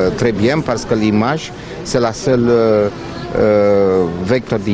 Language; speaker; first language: French; non-native, fluent; Romanian